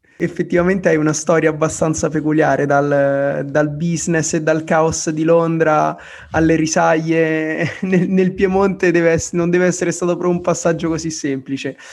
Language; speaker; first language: Italian; native; Italian